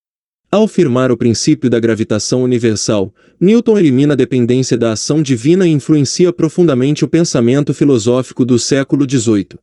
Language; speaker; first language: Portuguese; native; Portuguese